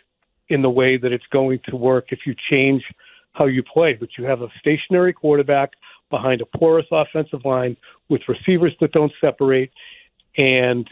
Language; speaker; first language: English; native; English